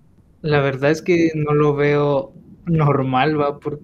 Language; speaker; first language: Spanish; native; Spanish